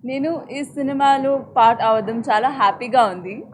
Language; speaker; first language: Telugu; non-native, learner; Hindi